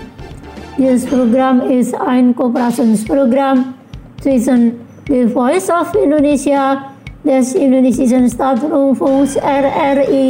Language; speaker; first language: German; non-native, learner; Indonesian